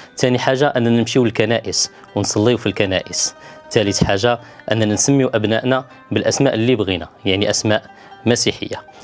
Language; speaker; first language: Arabic; native; Arabic